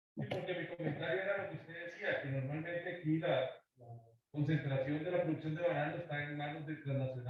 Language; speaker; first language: Spanish; native; Spanish